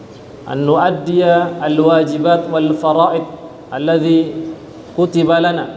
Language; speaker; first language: Arabic; non-native, fluent; Indonesian